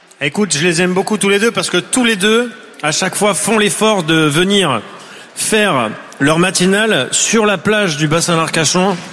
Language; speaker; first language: French; native; French